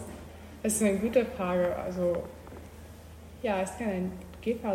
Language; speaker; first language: German; non-native, learner; French